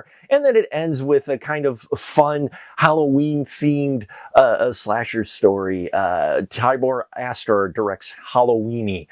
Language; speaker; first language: English; native; English